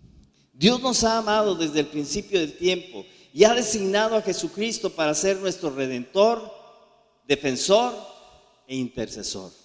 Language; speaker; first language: Spanish; native; Spanish